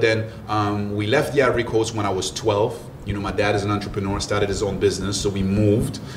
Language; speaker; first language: English; early bilingual, other home language; French